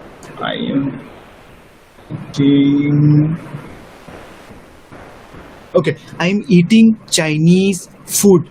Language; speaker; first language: English; non-native, local second language; Urdu